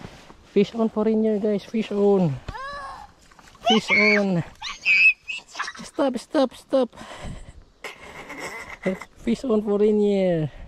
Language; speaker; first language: English; non-native, local second language; Filipino